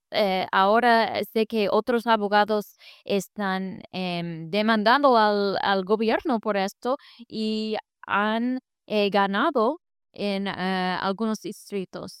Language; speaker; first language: Spanish; non-native, fluent; English